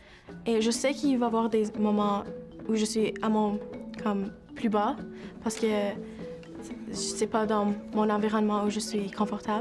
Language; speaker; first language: French; non-native, local second language; English